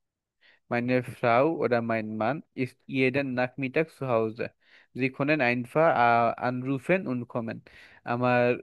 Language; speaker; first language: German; non-native, learner; Bangla